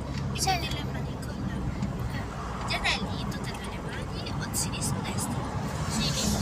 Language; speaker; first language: Italian; early bilingual, other home language; Filipino